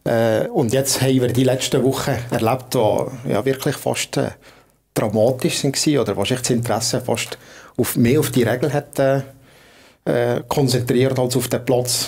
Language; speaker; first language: German; native; German